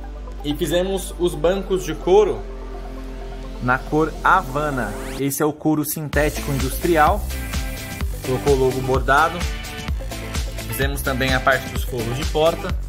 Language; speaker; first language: Portuguese; native; Portuguese